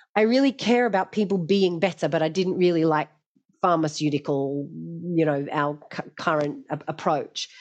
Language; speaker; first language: English; native; English